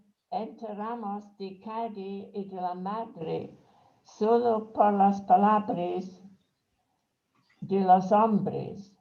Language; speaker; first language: Spanish; non-native, fluent; English